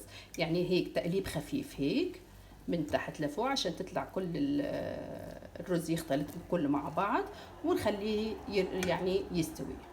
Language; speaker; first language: Arabic; native; Arabic